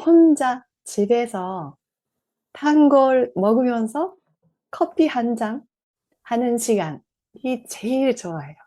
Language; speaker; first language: Korean; non-native, fluent; Japanese